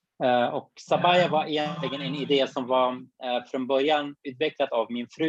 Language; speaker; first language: Swedish; non-native, fluent; Kurdish